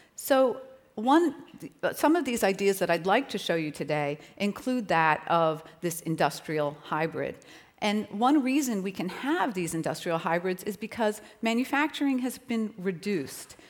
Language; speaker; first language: English; native; English